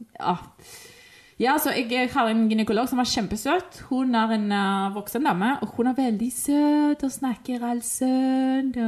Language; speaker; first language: Norwegian; non-native, fluent; Spanish